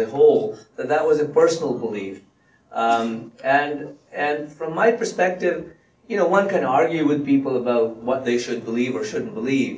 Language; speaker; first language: English; non-native, local second language; Punjabi